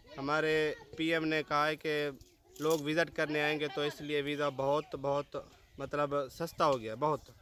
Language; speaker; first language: Urdu; non-native, local second language; Saraiki